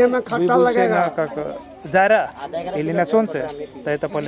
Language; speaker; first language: Russian; non-native, learner; Hindi